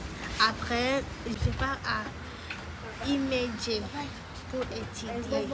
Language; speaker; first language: French; non-native, learner; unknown